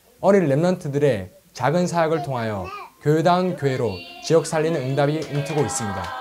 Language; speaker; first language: Korean; native; Korean